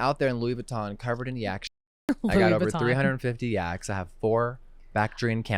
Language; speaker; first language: English; native; English